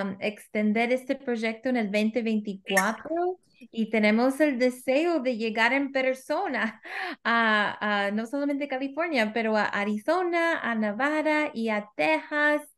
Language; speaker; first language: Spanish; early bilingual, heritage; Spanish